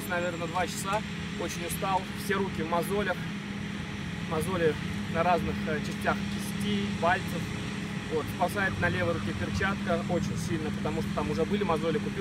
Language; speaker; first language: Russian; native; Russian